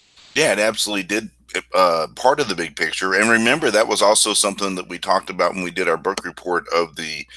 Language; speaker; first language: English; native; English